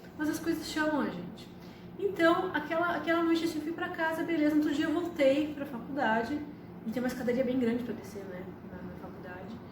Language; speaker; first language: Portuguese; early bilingual, other home language; Spanish